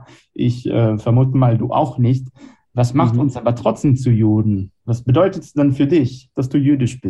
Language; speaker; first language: German; non-native, fluent; Hebrew